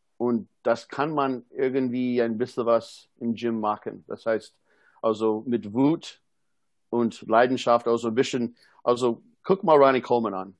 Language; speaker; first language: German; non-native, fluent; English